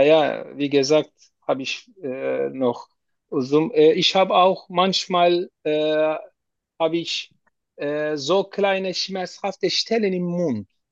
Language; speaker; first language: German; non-native, learner; Turkish